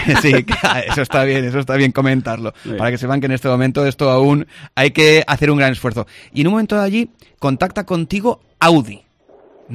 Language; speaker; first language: Spanish; native; Spanish